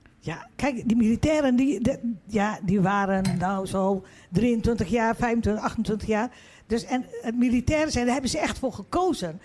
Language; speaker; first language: Dutch; early bilingual, other home language; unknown